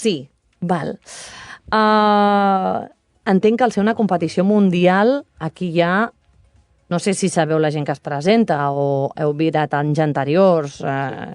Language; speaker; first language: Catalan; native; Catalan